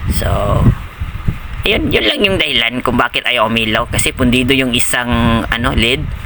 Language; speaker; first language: Filipino; non-native, local second language; Cebuano